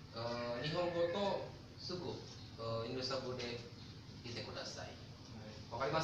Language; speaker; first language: Japanese; non-native, fluent; Indonesian